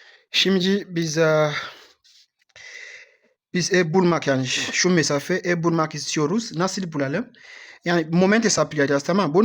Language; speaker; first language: Turkish; non-native, learner; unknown